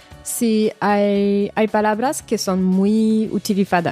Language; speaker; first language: Spanish; non-native, fluent; French